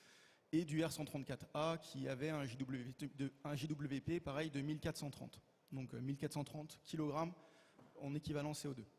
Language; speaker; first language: French; native; French